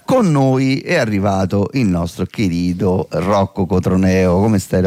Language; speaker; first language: Italian; native; Italian